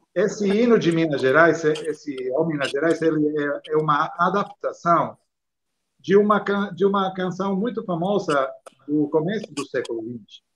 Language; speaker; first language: Portuguese; non-native, fluent; Italian